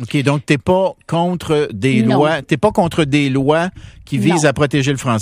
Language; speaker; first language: French; native; French